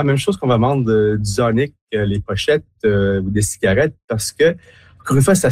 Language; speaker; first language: French; native; French